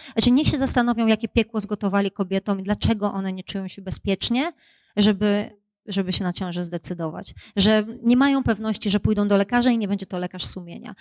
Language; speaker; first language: Polish; native; Polish